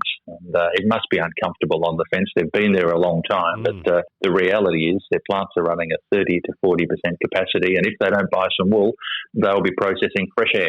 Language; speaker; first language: English; native; English